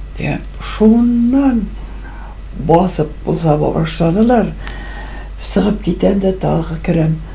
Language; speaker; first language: Tatar; non-native, local second language; Bashkir